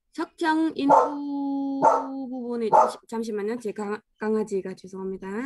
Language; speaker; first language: Korean; non-native, fluent; Vietnamese